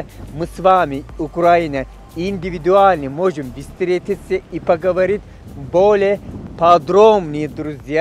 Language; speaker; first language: Russian; non-native, fluent; Turkish